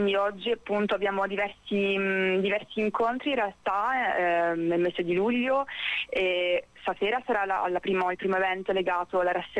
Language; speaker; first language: Italian; native; Italian